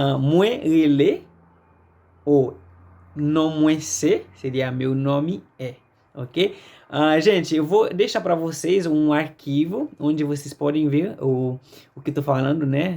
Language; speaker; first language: Portuguese; non-native, fluent; Haitian Creole